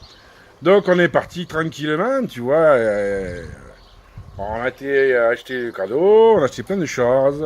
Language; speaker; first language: French; native; French